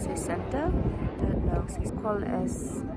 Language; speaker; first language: Spanish; non-native, learner; English